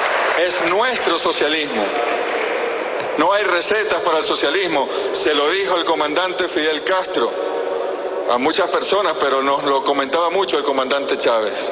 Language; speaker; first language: Spanish; native; Spanish